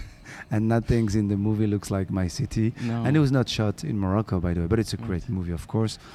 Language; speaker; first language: English; non-native, fluent; Arabic